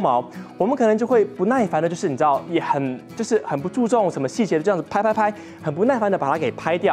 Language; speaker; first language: Chinese; native; Chinese